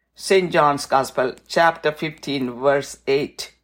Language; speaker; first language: English; non-native, local second language; Malayalam